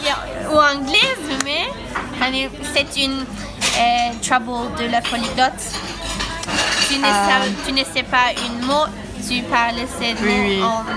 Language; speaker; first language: French; non-native, learner; Turkish